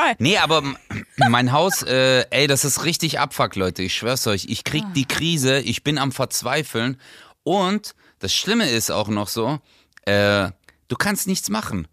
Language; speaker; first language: German; early bilingual, other home language; Turkish